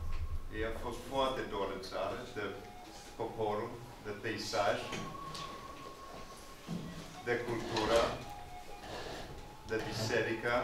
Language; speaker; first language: Romanian; non-native, fluent; English